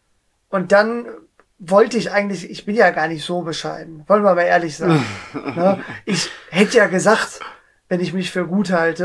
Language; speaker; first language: German; native; German